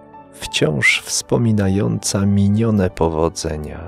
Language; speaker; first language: Polish; native; Polish